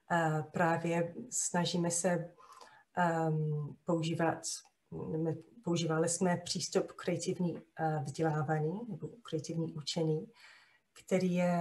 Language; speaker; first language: Czech; non-native, fluent; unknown